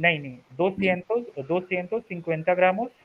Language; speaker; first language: Spanish; non-native, fluent; Hindi